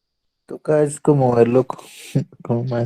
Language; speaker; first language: Spanish; native; Spanish